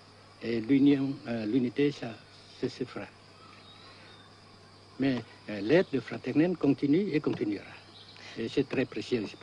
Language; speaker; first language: French; non-native, local second language; Vietnamese